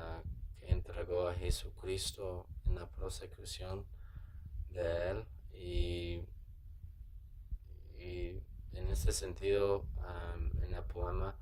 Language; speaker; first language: Spanish; non-native, learner; English